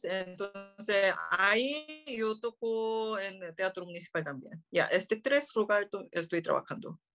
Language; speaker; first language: Spanish; non-native, learner; Korean